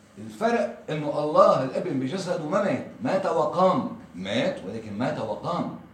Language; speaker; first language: Arabic; native; Arabic